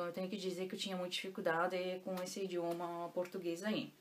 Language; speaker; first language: Portuguese; non-native, local second language; German